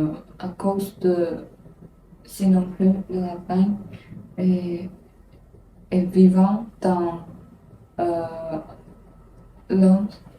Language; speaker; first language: French; non-native, learner; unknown